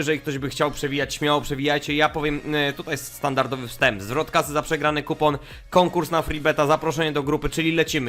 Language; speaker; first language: Polish; native; Polish